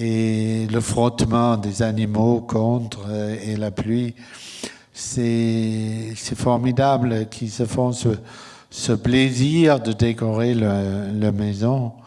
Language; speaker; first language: French; non-native, fluent; German